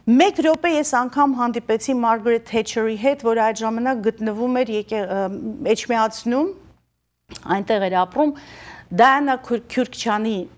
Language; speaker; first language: Armenian; native; Armenian